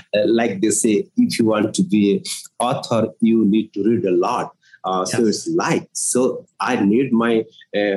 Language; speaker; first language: English; non-native, local second language; Odia